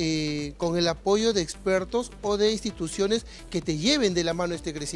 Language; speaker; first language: Spanish; native; Spanish